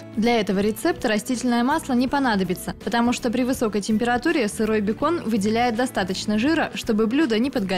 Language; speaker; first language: Russian; native; Russian